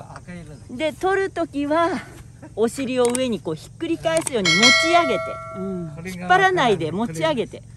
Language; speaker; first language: Japanese; native; Japanese